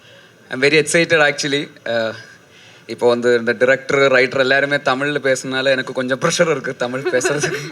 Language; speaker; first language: Tamil; non-native, learner; Malayalam